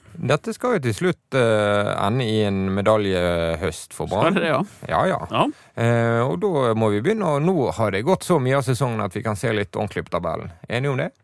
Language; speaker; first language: Norwegian; native; Norwegian